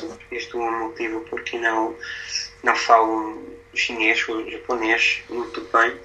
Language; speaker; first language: Portuguese; non-native, fluent; English